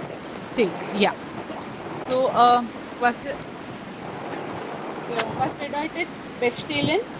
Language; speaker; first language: German; non-native, fluent; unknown